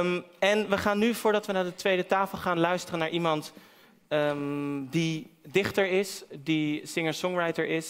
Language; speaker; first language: Dutch; native; Dutch